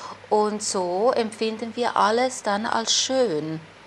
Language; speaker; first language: German; native; German